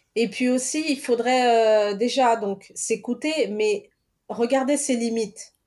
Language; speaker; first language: French; early bilingual, other home language; Portuguese